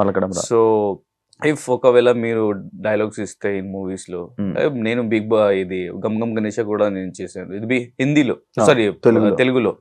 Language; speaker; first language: Telugu; non-native, learner; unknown